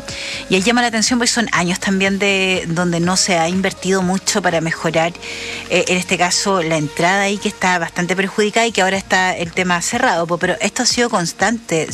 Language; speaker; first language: Spanish; native; Spanish